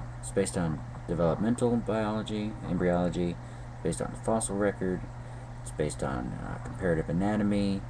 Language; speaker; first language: English; native; English